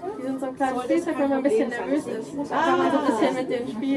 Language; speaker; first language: German; native; German